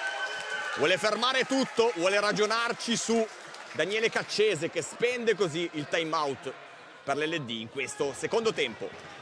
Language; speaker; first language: Italian; native; Italian